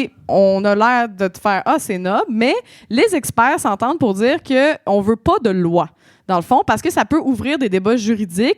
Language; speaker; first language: French; native; French